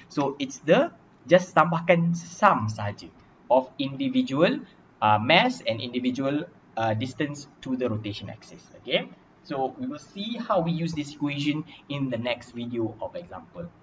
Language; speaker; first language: English; non-native, local second language; Malay